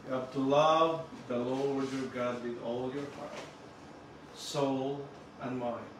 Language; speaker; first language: English; non-native, local second language; Filipino